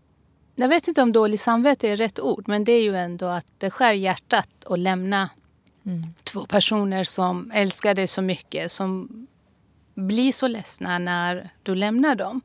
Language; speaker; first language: Swedish; non-native, fluent; Persian